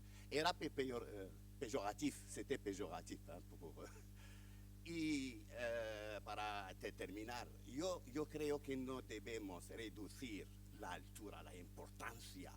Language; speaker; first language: Spanish; non-native, fluent; Arabic